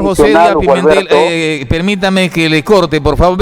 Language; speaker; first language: Spanish; native; Spanish